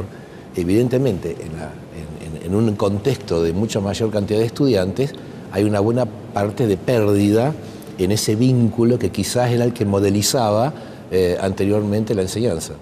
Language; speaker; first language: Spanish; native; Spanish